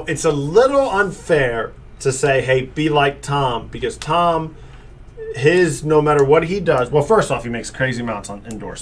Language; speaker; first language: English; native; English